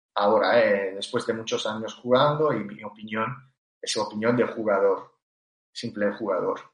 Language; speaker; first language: Spanish; non-native, fluent; Italian